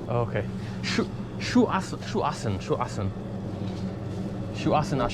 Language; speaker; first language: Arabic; non-native, learner; English